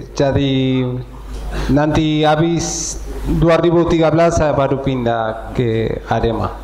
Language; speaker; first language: Indonesian; non-native, fluent; Spanish